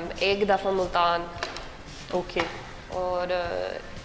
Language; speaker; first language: Hindi; non-native, learner; English